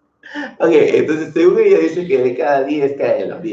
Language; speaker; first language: Spanish; native; Spanish